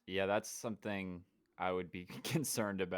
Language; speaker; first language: English; native; English